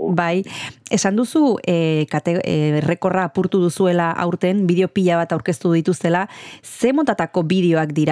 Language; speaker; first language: Basque; native; Basque